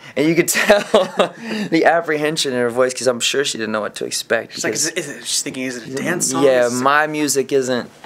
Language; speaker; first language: English; native; English